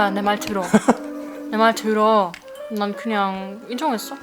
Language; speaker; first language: Korean; non-native, fluent; German